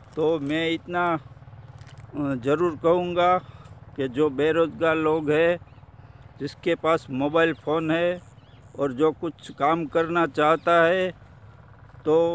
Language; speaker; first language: Hindi; non-native, local second language; Gujarati